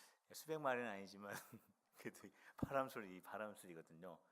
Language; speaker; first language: Korean; native; Korean